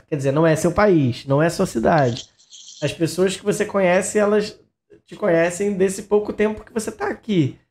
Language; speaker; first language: Portuguese; native; Portuguese